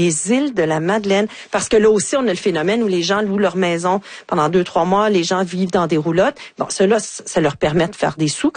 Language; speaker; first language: French; native; French